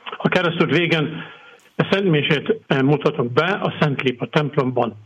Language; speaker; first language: Hungarian; non-native, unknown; English